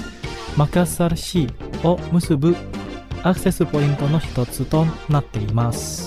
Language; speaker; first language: Japanese; non-native, fluent; Indonesian